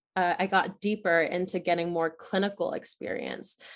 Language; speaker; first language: English; native; English